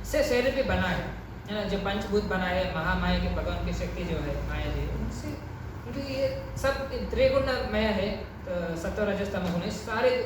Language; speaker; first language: Hindi; non-native, local second language; Kannada